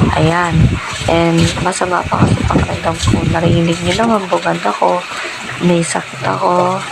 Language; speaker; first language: Filipino; non-native, local second language; Pampanga